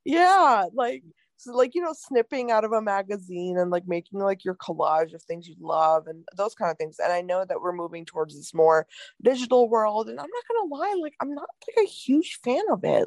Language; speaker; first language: English; native; English